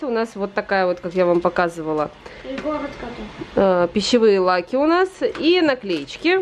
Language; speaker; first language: Russian; native; Russian